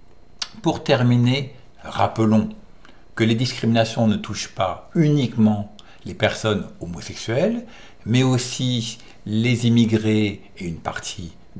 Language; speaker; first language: French; native; French